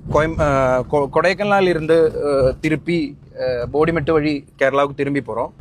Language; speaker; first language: Tamil; non-native, local second language; Malayalam